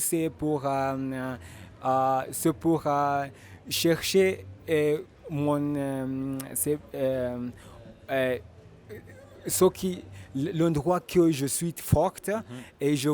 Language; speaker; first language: French; non-native, learner; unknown